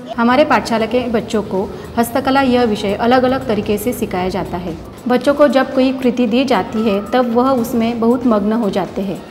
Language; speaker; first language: Hindi; non-native, local second language; Marathi